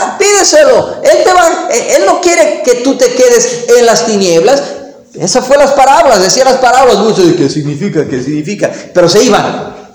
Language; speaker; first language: Spanish; non-native, fluent; English